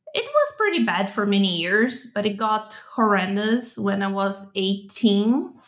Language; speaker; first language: English; non-native, fluent; Portuguese